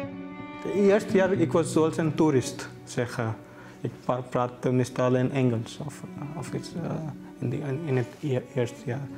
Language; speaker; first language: Dutch; non-native, learner; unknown